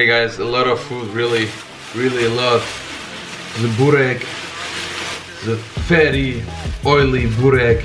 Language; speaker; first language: English; non-native, learner; Bosnian